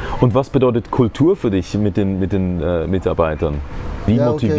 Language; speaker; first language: German; native; German